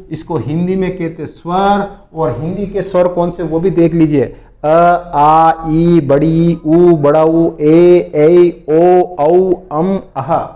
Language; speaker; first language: Hindi; native; Hindi